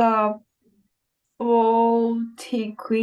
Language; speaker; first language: French; non-native, learner; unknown